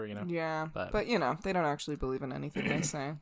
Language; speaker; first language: English; native; English